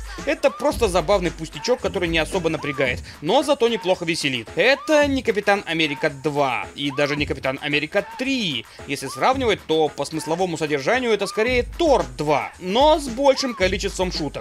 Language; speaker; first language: Russian; native; Russian